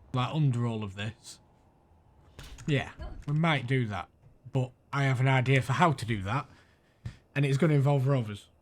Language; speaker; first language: English; native; English